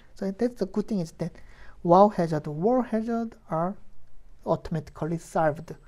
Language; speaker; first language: English; non-native, fluent; Korean